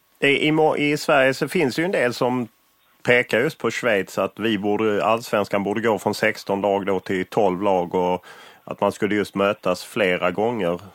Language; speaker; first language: Swedish; native; Swedish